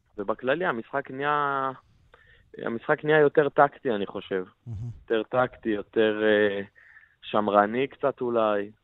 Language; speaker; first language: Hebrew; native; Hebrew